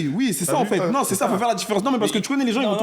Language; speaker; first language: French; native; French